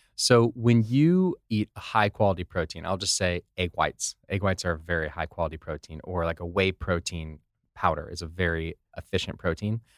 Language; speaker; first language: English; native; English